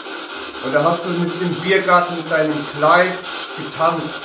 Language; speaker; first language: German; native; German